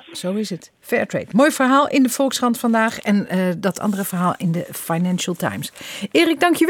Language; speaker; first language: Dutch; native; Dutch